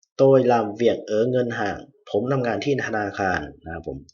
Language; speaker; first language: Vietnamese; non-native, fluent; Thai